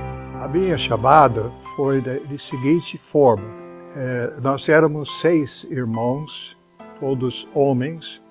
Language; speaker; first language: Portuguese; non-native, fluent; English